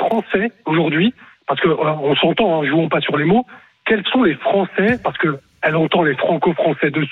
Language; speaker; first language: French; native; French